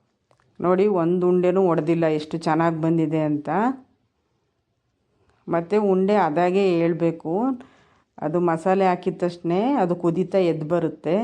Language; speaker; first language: Kannada; native; Kannada